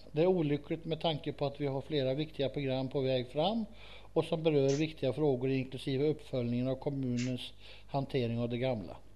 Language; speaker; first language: Swedish; native; Swedish